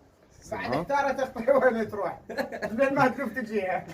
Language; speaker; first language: Arabic; native; Arabic